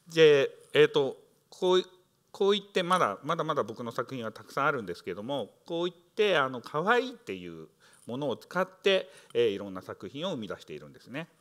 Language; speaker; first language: Japanese; native; Japanese